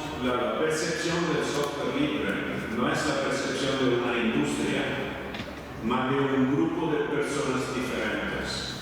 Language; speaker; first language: Spanish; non-native, fluent; Italian